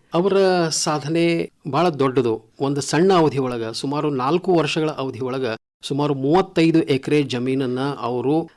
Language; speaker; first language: Kannada; native; Kannada